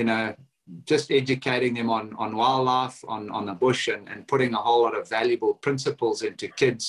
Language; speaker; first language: English; native; English